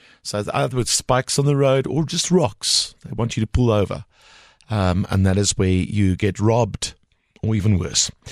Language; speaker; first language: English; non-native, local second language; Afrikaans